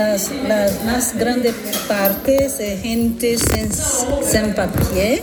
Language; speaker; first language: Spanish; non-native, learner; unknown